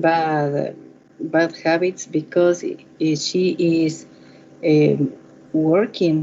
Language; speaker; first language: English; non-native, learner; Spanish